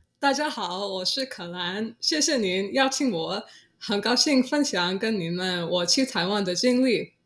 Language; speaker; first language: Chinese; non-native, learner; English